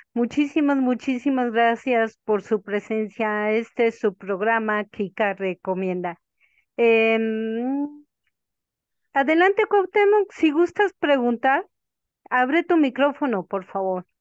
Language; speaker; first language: Spanish; native; Spanish